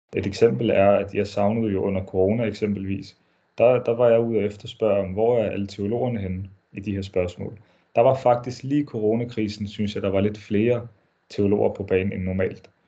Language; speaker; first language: Danish; early bilingual, other home language; Arabic